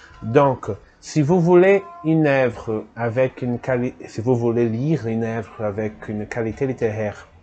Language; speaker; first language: French; non-native, fluent; Portuguese